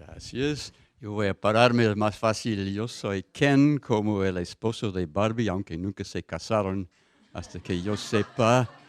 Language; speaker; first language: Spanish; non-native, fluent; English